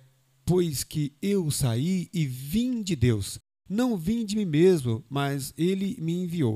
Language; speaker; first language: Portuguese; native; Portuguese